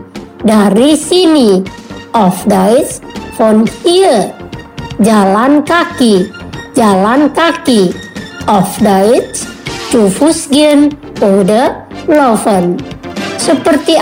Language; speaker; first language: German; non-native, learner; Indonesian